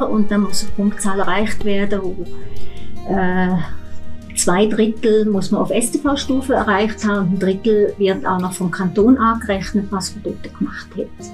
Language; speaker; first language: German; native; German